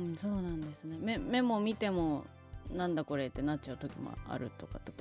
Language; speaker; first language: Japanese; native; Japanese